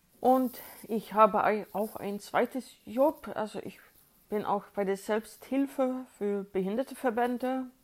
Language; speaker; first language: German; non-native, fluent; Swedish